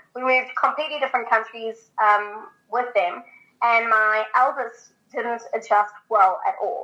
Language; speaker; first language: English; native; English